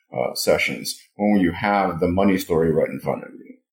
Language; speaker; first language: English; non-native, fluent; Russian